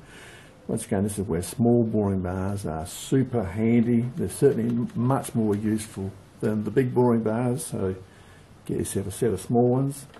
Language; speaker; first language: English; native; English